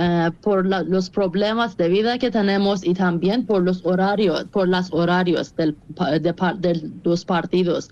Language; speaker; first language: Spanish; non-native, fluent; Persian